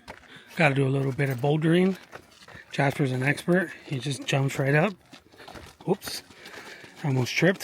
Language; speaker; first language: English; native; English